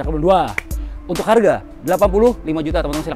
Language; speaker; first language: Indonesian; native; Indonesian